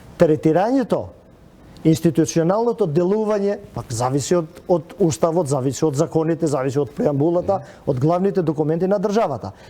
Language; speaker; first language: Macedonian; non-native, local second language; Albanian